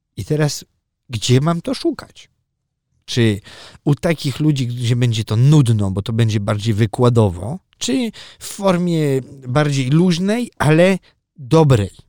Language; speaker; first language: Polish; early bilingual, heritage; Polish